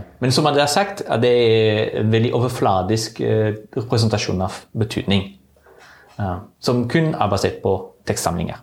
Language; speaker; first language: Norwegian; non-native, fluent; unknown